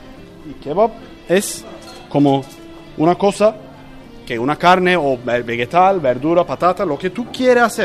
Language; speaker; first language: Spanish; non-native, learner; Turkish